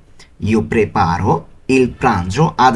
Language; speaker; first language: Italian; non-native, learner; Bangla